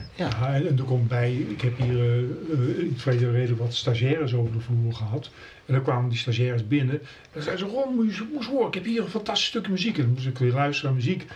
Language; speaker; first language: Dutch; native; Dutch